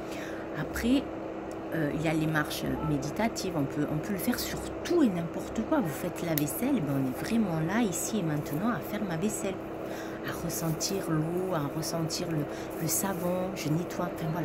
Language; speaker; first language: French; native; French